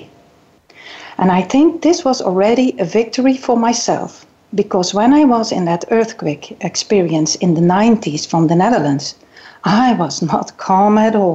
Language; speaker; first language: English; non-native, fluent; Dutch